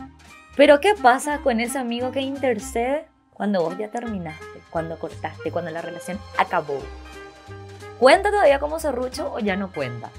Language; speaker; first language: Spanish; native; Spanish